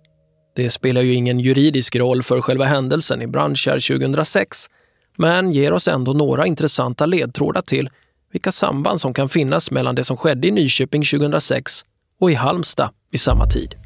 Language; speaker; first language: Swedish; native; Swedish